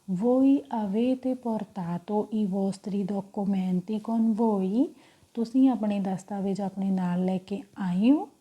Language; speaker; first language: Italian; non-native, fluent; Punjabi